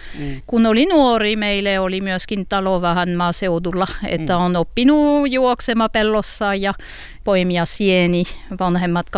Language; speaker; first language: Finnish; non-native, learner; French